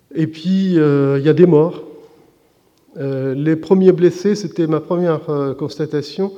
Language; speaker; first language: French; non-native, fluent; Arabic